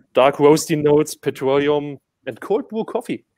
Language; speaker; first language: English; non-native, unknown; German